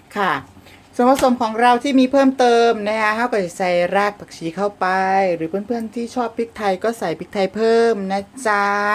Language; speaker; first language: Thai; native; Thai